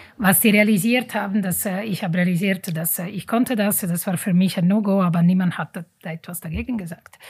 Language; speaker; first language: German; non-native, fluent; Italian